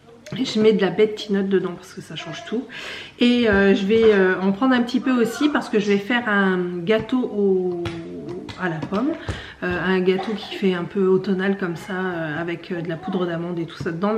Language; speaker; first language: French; native; French